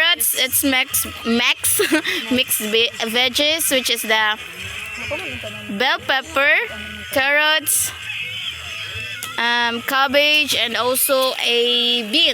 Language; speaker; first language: English; non-native, local second language; Cebuano